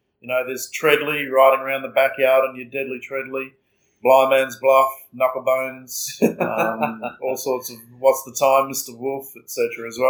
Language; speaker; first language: English; native; English